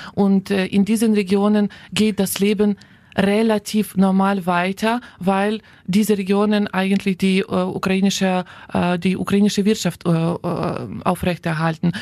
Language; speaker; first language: German; non-native, fluent; Ukrainian